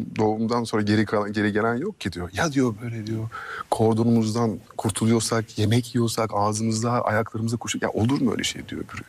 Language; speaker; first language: Turkish; early bilingual, heritage; Turkish